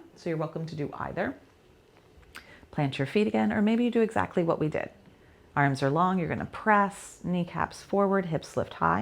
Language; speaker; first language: English; native; English